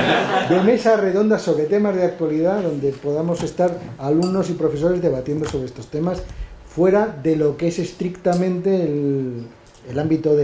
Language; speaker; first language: Spanish; native; Spanish